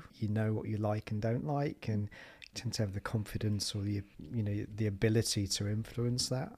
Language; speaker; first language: English; native; English